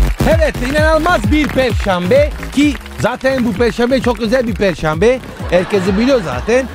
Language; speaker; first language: Turkish; non-native, fluent; Italian